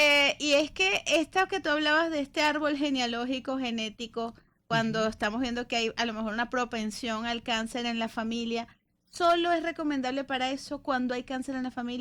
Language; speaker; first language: Spanish; native; Spanish